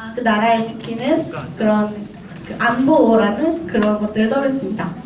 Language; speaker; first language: Korean; native; Korean